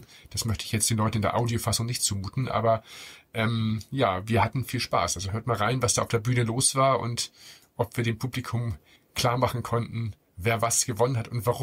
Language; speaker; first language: German; native; German